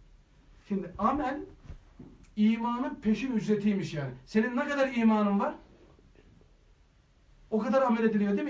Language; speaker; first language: Turkish; native; Turkish